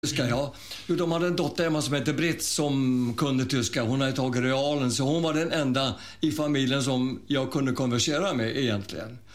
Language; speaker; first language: Swedish; non-native, fluent; German